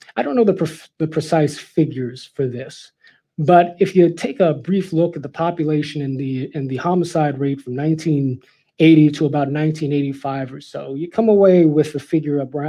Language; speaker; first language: English; native; English